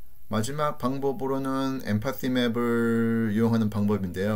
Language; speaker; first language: Korean; native; Korean